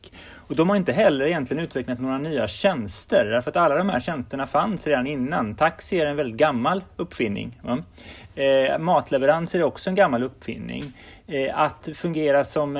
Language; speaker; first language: Swedish; native; Swedish